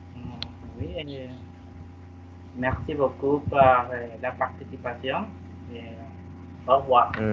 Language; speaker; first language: French; non-native, learner; Spanish